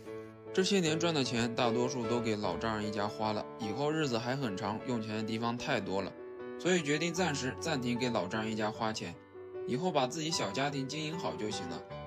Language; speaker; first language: Chinese; native; Chinese